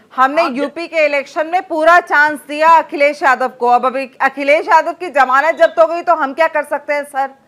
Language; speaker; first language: Hindi; native; Hindi